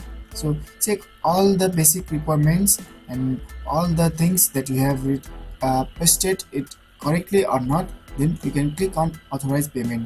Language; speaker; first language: English; non-native, local second language; Nepali